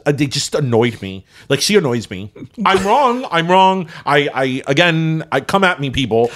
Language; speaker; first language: English; early bilingual, other home language; Spanish